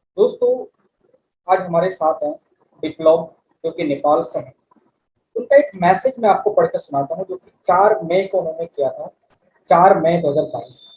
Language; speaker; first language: Hindi; native; Hindi